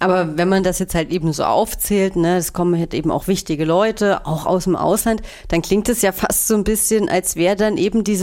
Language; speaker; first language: German; native; German